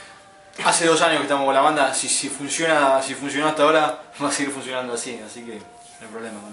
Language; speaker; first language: Spanish; native; Spanish